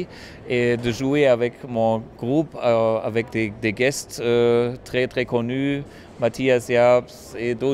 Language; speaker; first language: French; non-native, fluent; German